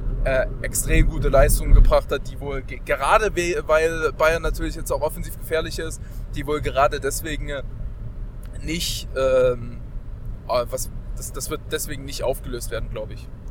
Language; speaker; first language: German; native; German